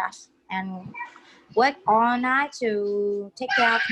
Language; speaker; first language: English; non-native, learner; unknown